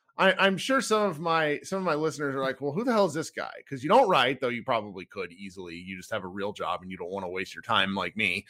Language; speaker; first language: English; native; English